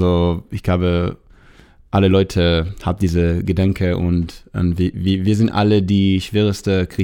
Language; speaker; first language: German; non-native, learner; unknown